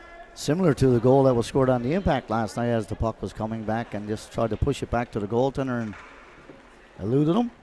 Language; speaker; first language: English; native; English